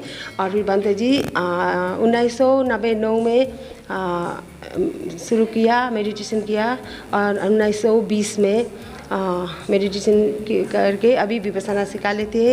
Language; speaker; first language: Hindi; non-native, learner; Burmese